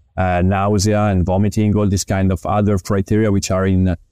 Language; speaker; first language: English; non-native, fluent; Italian